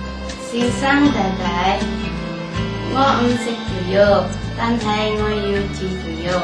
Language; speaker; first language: Cantonese; non-native, learner; Indonesian